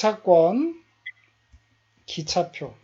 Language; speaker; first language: Korean; native; Korean